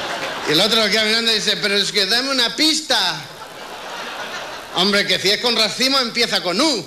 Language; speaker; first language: Spanish; native; Spanish